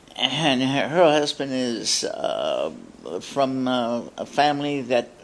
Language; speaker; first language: English; early bilingual, other home language; Spanish